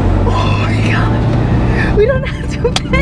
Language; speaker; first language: English; non-native, learner; Thai